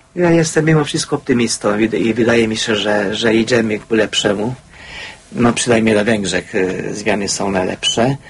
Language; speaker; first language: Polish; non-native, fluent; Hungarian